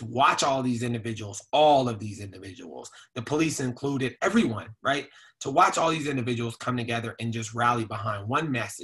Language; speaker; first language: English; native; English